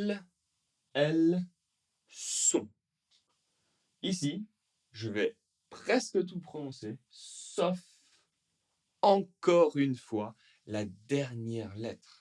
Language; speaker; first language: French; native; French